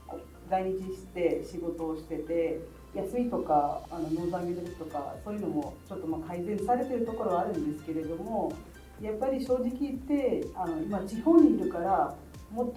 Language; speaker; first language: Japanese; non-native, fluent; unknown